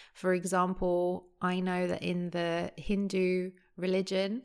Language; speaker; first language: English; native; English